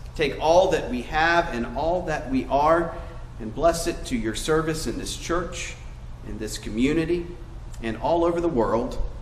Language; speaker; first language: English; native; English